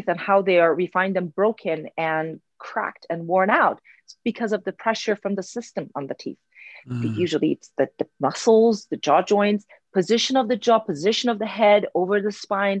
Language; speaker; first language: English; non-native, fluent; Persian